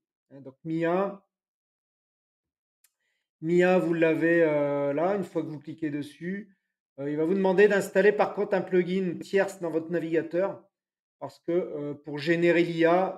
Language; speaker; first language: French; native; French